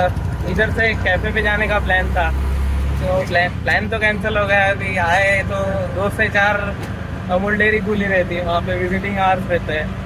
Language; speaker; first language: Hindi; native; Hindi